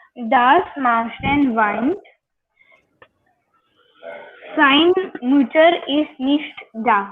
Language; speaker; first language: German; non-native, learner; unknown